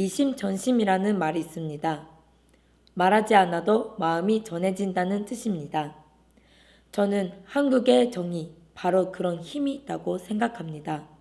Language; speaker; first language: Korean; non-native, fluent; Japanese